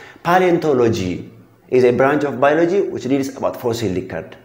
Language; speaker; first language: English; non-native, local second language; Amharic